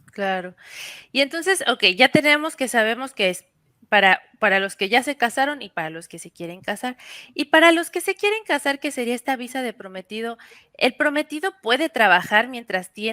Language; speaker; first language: Spanish; native; Spanish